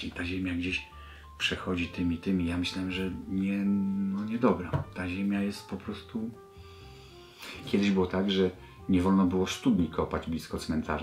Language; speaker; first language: Polish; native; Polish